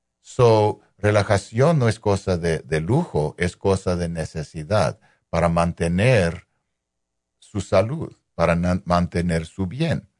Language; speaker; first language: Spanish; non-native, local second language; English